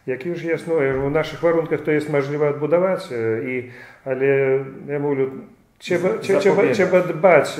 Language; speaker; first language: Polish; non-native, fluent; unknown